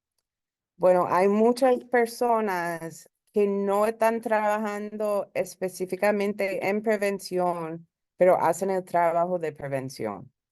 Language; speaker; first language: Spanish; early bilingual, heritage; Spanish